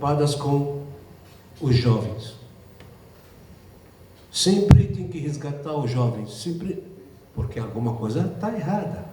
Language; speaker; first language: Portuguese; non-native, fluent; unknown